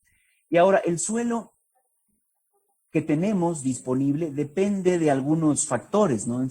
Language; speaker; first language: Spanish; native; Spanish